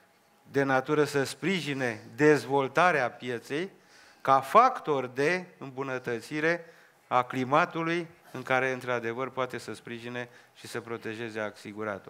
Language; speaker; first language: Romanian; native; Romanian